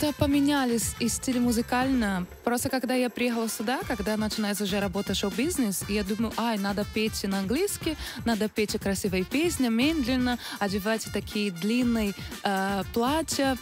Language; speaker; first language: Russian; non-native, learner; Portuguese